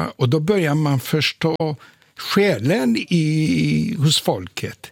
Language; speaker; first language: Swedish; non-native, fluent; Polish